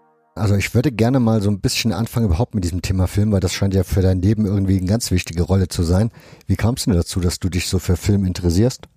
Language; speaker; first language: German; native; German